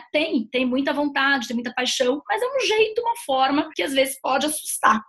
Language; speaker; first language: Portuguese; native; Portuguese